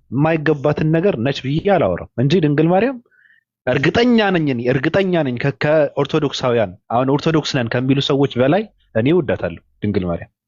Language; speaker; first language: Amharic; native; Amharic